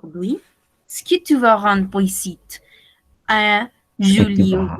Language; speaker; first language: French; non-native, fluent; Spanish